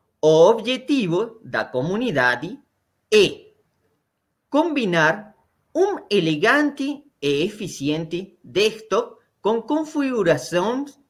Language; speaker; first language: Portuguese; non-native, learner; Spanish